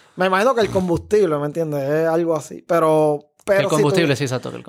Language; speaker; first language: Spanish; native; Spanish